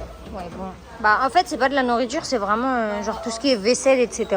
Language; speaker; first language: French; native; French